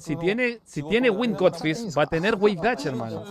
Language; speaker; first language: Spanish; native; Spanish